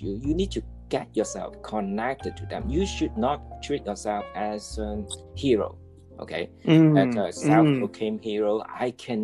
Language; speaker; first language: English; non-native, local second language; Cantonese